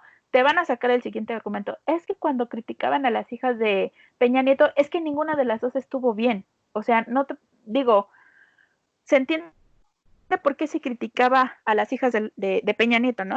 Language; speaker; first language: Spanish; native; Spanish